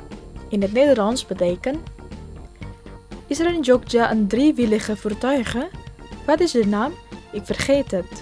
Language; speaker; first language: Dutch; non-native, fluent; Indonesian